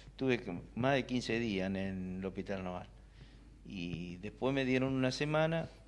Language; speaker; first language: Spanish; native; Spanish